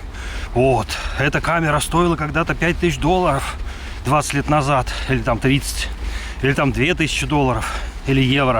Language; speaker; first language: Russian; native; Russian